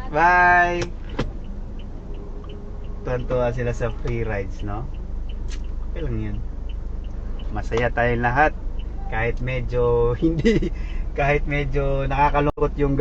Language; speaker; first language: Filipino; non-native, fluent; Korean